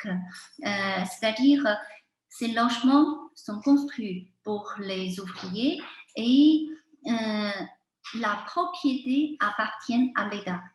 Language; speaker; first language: French; non-native, fluent; Chinese